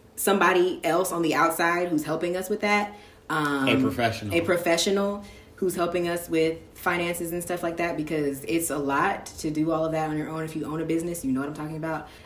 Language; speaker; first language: English; native; English